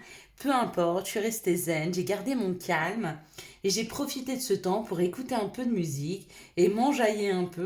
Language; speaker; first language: French; native; French